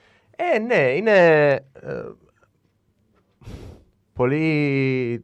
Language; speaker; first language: Greek; non-native, learner; Italian